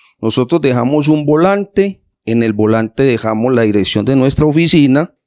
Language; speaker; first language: Spanish; native; Spanish